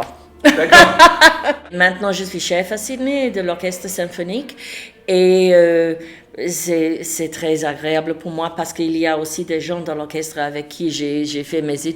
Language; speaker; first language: French; non-native, fluent; English